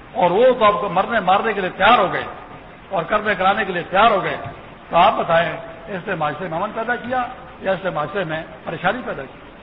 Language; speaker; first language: Urdu; non-native, local second language; Pashto